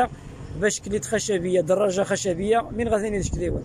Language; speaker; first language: Arabic; non-native, local second language; Riffian